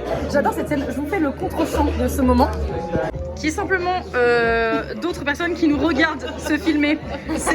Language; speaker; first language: French; native; French